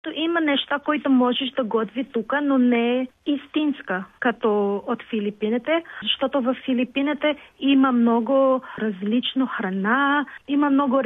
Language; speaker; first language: Bulgarian; non-native, learner; Filipino